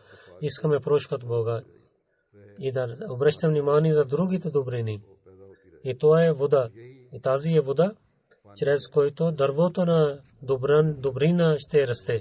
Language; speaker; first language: Bulgarian; non-native, learner; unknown